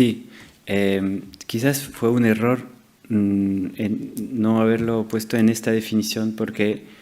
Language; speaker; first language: Spanish; non-native, fluent; French